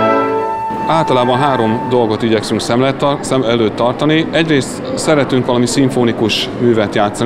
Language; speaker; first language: Hungarian; native; Hungarian